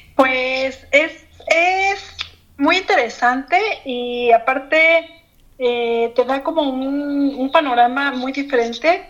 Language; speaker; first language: Spanish; native; Spanish